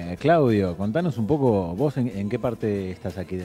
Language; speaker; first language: Spanish; native; Spanish